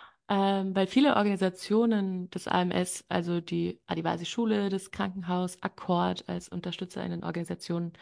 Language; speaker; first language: German; native; German